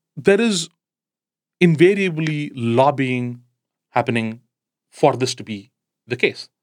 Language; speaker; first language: English; non-native, local second language; Tamil